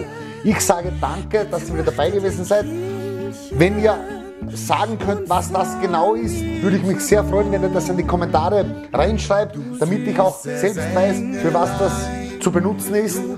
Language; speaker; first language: German; native; German